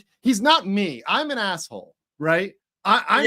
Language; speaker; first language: English; native; English